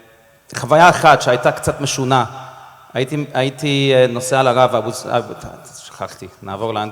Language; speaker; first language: Hebrew; non-native, fluent; English